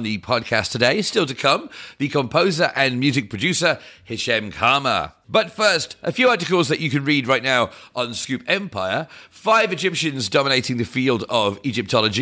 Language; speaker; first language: English; native; English